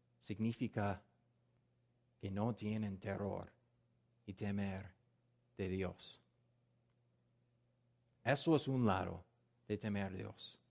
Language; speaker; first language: Spanish; non-native, learner; English